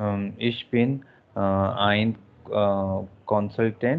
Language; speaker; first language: German; non-native, learner; Hindi